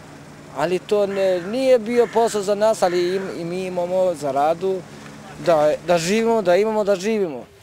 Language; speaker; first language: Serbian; non-native, local second language; Romany